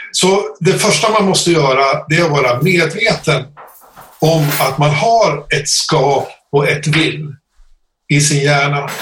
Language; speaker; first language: Swedish; native; Swedish